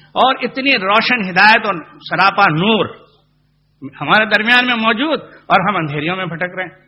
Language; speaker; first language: Urdu; non-native, local second language; Gujarati